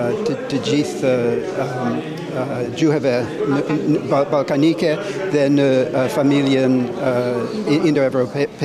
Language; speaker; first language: Albanian; non-native, learner; English